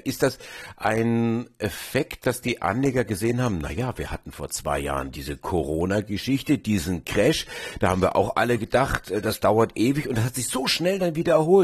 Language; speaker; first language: German; native; German